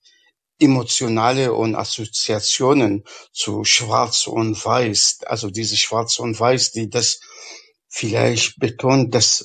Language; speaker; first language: German; non-native, fluent; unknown